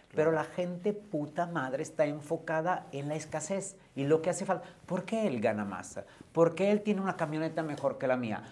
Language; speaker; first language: Spanish; non-native, fluent; Italian